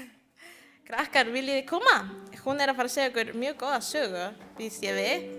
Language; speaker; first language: Icelandic; non-native, learner; Spanish